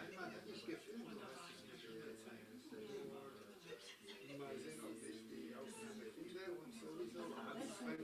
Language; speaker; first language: German; non-native, learner; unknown